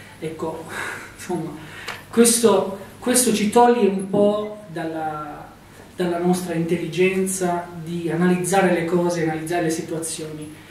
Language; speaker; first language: Italian; non-native, fluent; Arabic